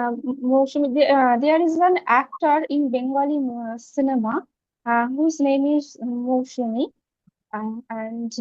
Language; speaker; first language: English; non-native, local second language; Bangla